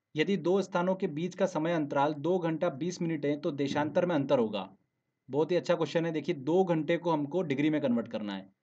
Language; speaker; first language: Hindi; native; Hindi